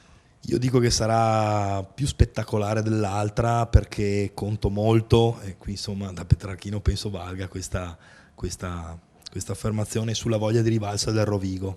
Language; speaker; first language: Italian; native; Italian